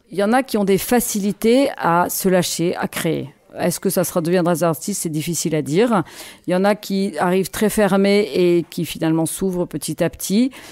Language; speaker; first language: French; native; French